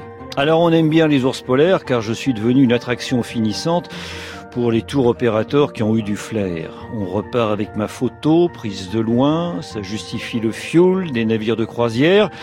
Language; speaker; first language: French; native; French